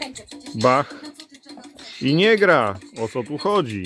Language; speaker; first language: Polish; native; Polish